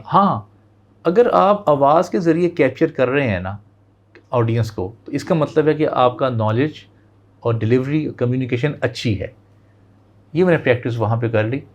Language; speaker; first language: Urdu; non-native, local second language; Punjabi